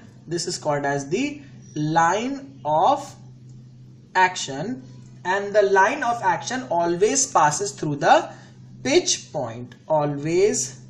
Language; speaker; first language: English; non-native, local second language; Hindi